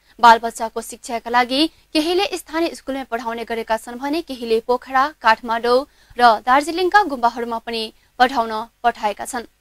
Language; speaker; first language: Nepali; non-native, local second language; Maithili